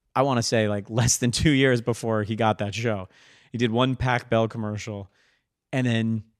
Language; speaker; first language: English; native; English